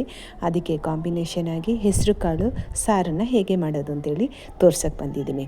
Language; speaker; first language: Kannada; native; Kannada